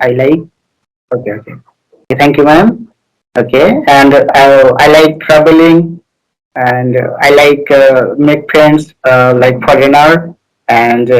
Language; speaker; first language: English; non-native, learner; Bangla